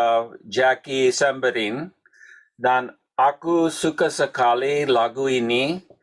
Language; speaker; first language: Indonesian; non-native, learner; English